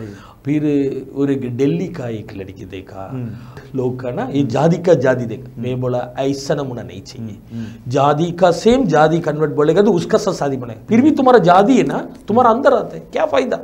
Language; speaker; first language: Hindi; non-native, local second language; Tamil